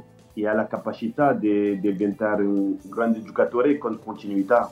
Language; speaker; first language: Italian; non-native, learner; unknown